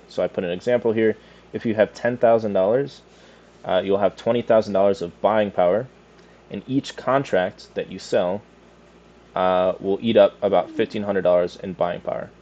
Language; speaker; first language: English; native; English